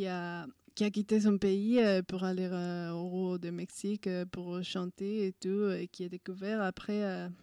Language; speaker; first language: French; non-native, fluent; Spanish